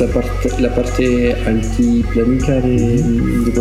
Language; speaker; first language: Spanish; non-native, learner; French